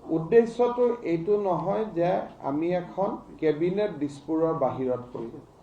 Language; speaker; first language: Assamese; native; Assamese